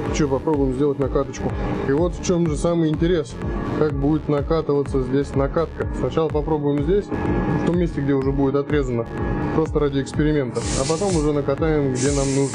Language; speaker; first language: Russian; native; Russian